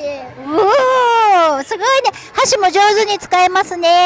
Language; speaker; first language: Japanese; native; Japanese